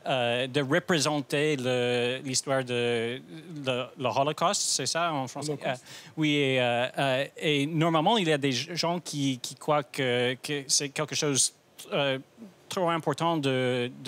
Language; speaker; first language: French; non-native, fluent; English